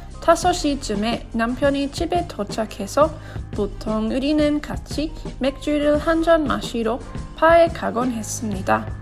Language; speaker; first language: Korean; non-native, learner; English